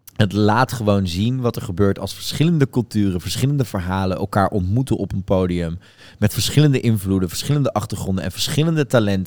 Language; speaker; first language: Dutch; native; Dutch